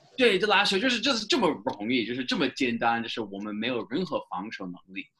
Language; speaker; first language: Chinese; non-native, fluent; English